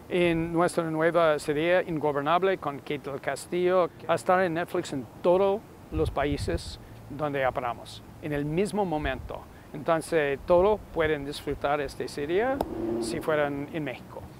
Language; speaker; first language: Spanish; non-native, fluent; English